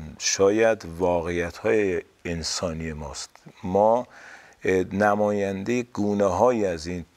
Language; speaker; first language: Persian; native; Persian